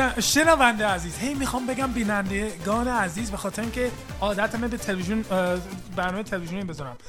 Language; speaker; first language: Persian; early bilingual, heritage; Persian